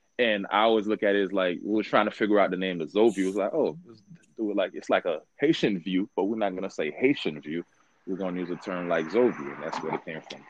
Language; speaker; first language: English; early bilingual, other home language; Haitian Creole